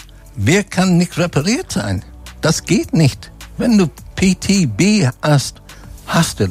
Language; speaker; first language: German; non-native, fluent; English